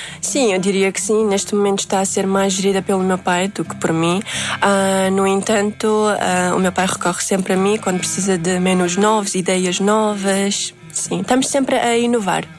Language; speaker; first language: Portuguese; early bilingual, other home language; Uzbek